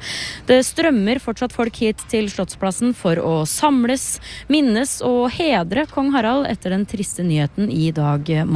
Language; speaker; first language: Norwegian; native; Norwegian